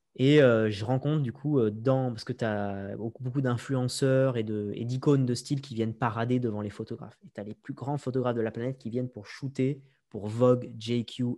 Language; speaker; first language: French; native; French